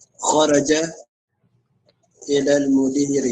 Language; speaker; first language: Arabic; non-native, learner; Filipino